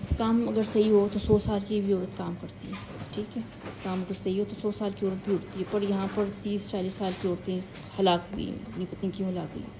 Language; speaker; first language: Urdu; native; Urdu